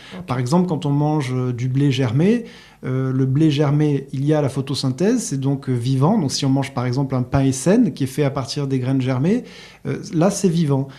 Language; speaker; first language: French; native; French